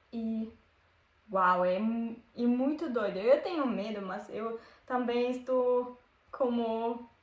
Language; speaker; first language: Portuguese; non-native, learner; German